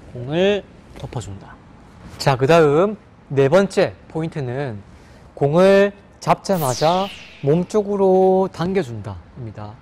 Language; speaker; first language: Korean; native; Korean